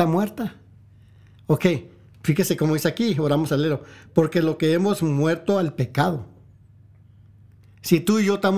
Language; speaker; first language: Spanish; early bilingual, heritage; Spanish